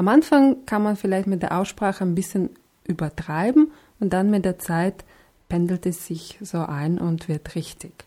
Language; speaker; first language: German; non-native, fluent; Russian